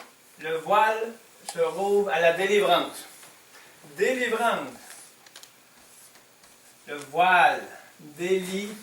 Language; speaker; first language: French; native; French